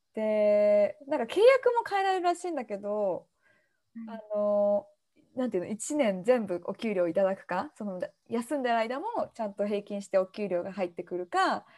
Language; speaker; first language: Japanese; native; Japanese